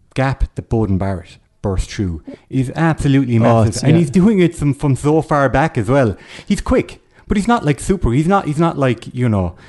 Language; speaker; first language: English; native; English